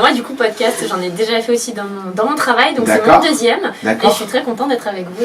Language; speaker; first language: French; native; French